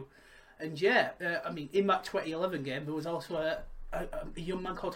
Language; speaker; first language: English; native; English